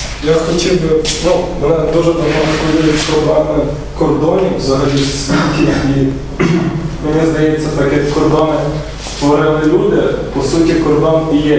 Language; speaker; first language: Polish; non-native, learner; Ukrainian